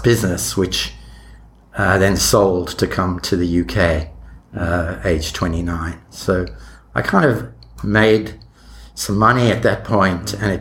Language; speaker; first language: English; native; English